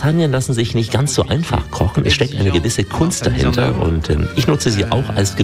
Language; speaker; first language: German; native; German